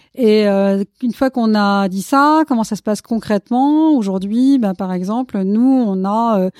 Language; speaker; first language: French; non-native, fluent; Malayalam